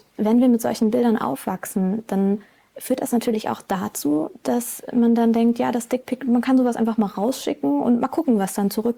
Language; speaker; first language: German; native; German